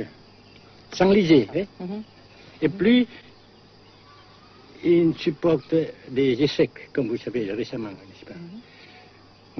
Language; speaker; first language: French; non-native, fluent; Vietnamese